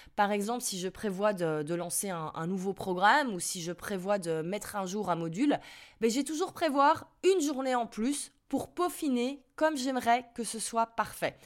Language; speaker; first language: French; native; French